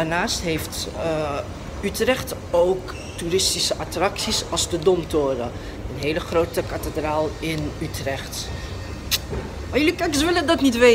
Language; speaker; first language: Dutch; native; Dutch